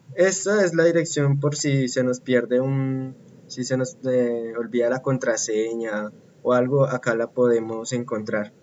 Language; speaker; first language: Spanish; native; Spanish